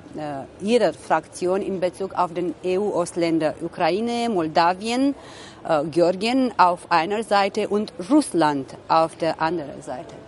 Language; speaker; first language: German; non-native, fluent; Romanian